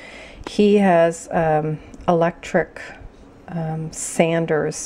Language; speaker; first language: English; native; English